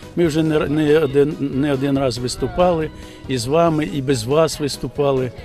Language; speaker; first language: Ukrainian; native; Ukrainian